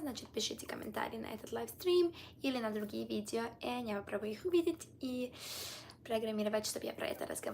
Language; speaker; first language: Russian; early bilingual, heritage; Russian